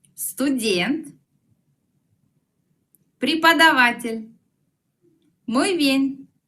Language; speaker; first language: Spanish; non-native, fluent; Russian